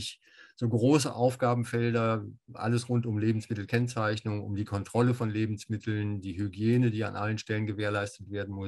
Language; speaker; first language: German; native; German